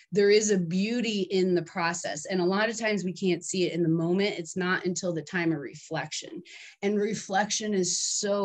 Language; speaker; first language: English; native; English